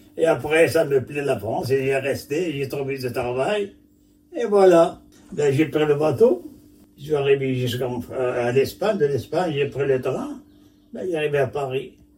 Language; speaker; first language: French; non-native, local second language; Arabic